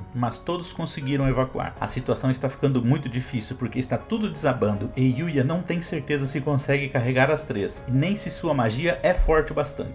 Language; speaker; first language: Portuguese; native; Portuguese